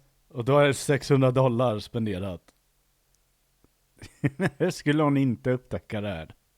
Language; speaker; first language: Swedish; native; Swedish